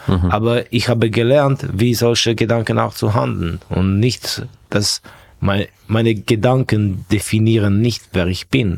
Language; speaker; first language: German; non-native, fluent; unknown